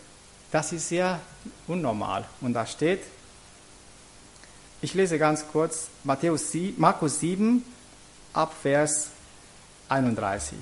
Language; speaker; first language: German; non-native, fluent; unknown